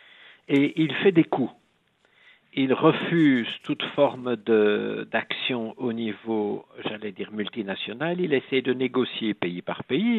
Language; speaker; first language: French; native; French